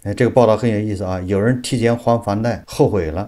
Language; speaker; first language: Chinese; native; Chinese